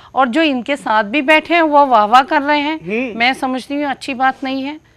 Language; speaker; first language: Hindi; native; Hindi